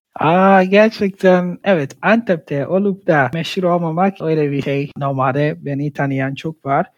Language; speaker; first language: Turkish; non-native, fluent; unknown